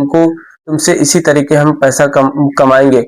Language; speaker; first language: Hindi; native; Hindi